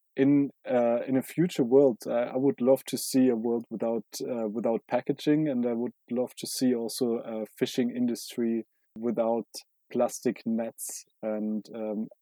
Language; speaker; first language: English; non-native, fluent; German